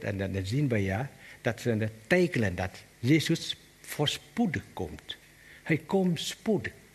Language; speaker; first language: Dutch; non-native, learner; Vietnamese